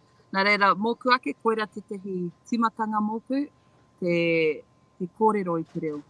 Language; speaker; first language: Māori; non-native, local second language; English